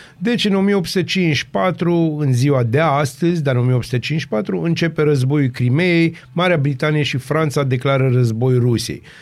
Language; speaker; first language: Romanian; native; Romanian